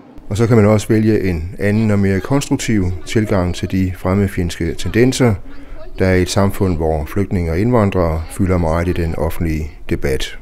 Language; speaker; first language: Danish; native; Danish